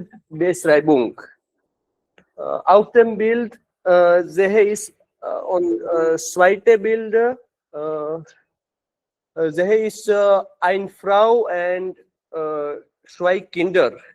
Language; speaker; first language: German; non-native, learner; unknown